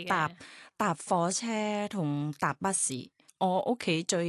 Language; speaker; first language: Cantonese; non-native, learner; Thai